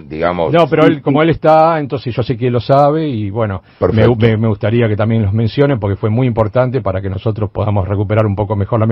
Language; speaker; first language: Spanish; native; Spanish